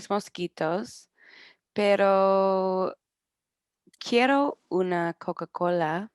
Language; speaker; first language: Spanish; non-native, learner; English